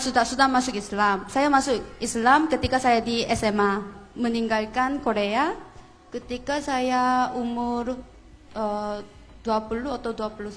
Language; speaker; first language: Indonesian; non-native, fluent; Korean